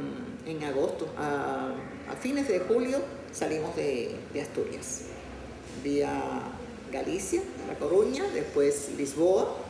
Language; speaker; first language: Spanish; native; Spanish